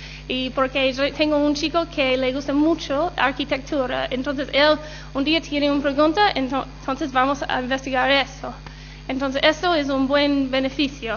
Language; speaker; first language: Spanish; non-native, learner; English